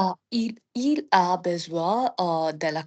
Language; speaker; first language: French; non-native, learner; English